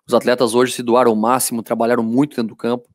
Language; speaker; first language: Portuguese; native; Portuguese